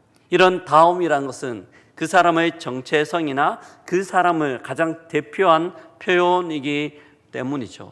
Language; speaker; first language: Korean; native; Korean